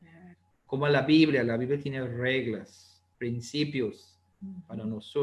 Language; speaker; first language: Spanish; non-native, learner; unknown